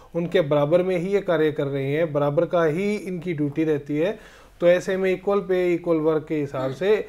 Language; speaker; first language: Hindi; native; Hindi